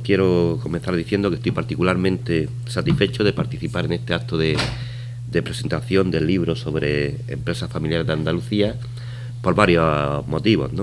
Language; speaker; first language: Spanish; native; Spanish